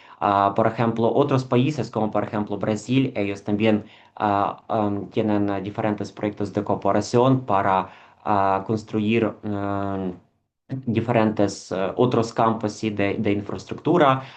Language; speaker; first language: Spanish; non-native, fluent; Ukrainian